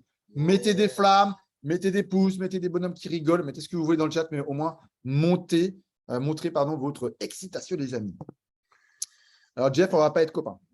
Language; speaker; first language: French; native; French